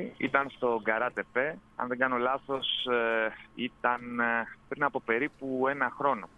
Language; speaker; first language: Greek; native; Greek